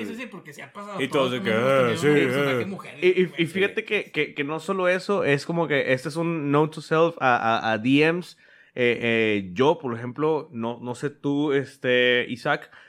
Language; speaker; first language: Spanish; native; Spanish